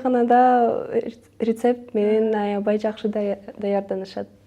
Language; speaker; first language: Kyrgyz; non-native, local second language; Russian